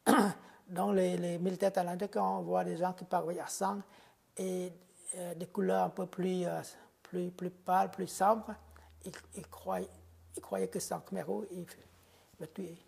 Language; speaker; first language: French; non-native, fluent; Khmer